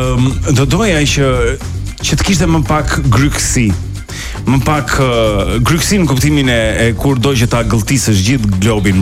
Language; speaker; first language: Albanian; native; Albanian